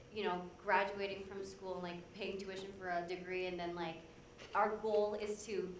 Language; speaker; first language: English; native; English